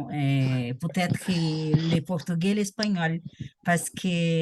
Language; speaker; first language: French; non-native, learner; Portuguese